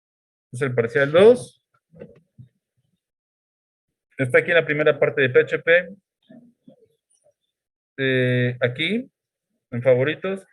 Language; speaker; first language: Spanish; native; Spanish